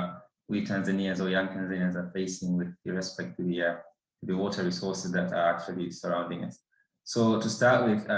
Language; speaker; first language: English; non-native, local second language; Swahili